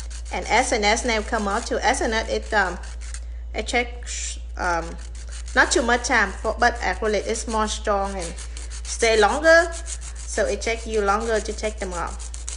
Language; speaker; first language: English; non-native, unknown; Vietnamese